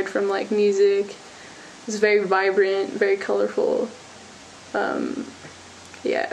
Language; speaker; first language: English; native; English